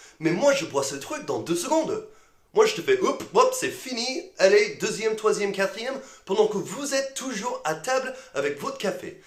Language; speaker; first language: French; non-native, fluent; English